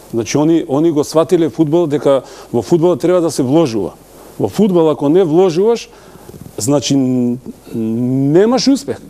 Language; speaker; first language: Macedonian; non-native, local second language; Albanian